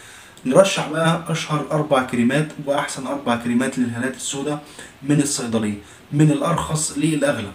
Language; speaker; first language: Arabic; native; Arabic